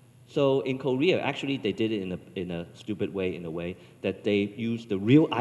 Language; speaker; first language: English; non-native, local second language; Cantonese